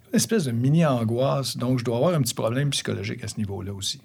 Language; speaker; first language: French; native; French